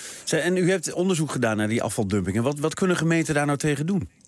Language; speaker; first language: Dutch; native; Dutch